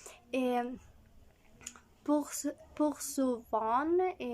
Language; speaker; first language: French; non-native, learner; Spanish